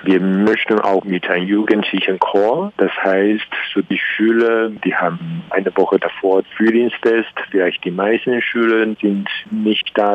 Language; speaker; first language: German; non-native, learner; Chinese